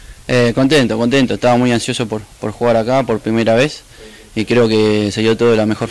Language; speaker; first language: Spanish; native; Spanish